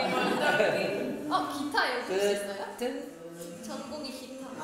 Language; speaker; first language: Korean; non-native, learner; English